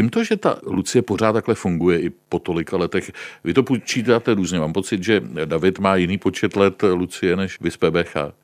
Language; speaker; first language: Czech; native; Czech